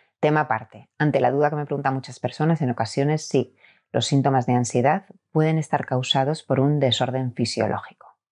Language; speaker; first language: Spanish; native; Spanish